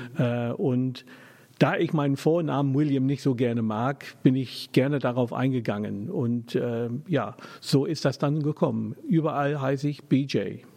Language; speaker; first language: German; non-native, fluent; English